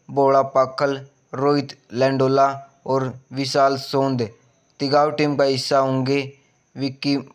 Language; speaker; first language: Hindi; native; Hindi